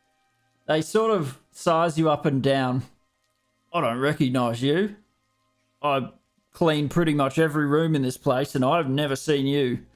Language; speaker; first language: English; native; English